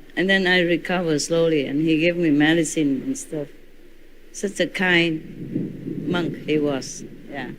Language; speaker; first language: English; non-native, fluent; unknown